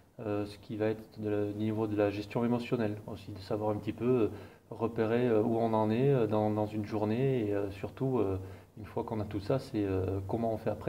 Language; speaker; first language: French; native; French